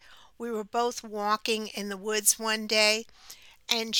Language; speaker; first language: English; native; English